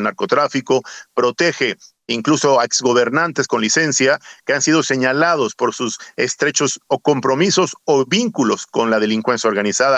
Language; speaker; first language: Spanish; native; Spanish